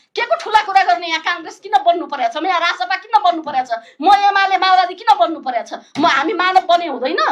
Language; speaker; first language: Nepali; native; Nepali